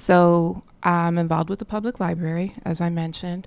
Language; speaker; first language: English; native; English